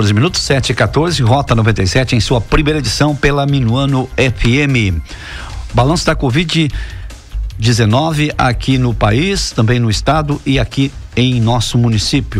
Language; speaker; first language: Portuguese; native; Portuguese